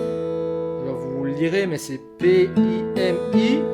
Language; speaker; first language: French; native; French